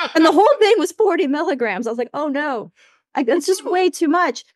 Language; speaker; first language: English; native; English